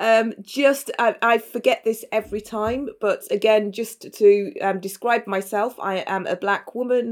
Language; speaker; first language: English; native; English